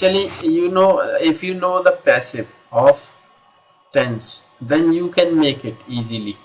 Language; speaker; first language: English; non-native, local second language; Hindi